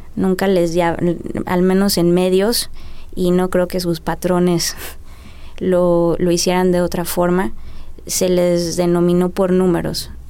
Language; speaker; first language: Spanish; native; Spanish